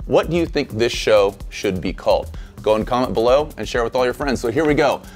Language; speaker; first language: English; native; English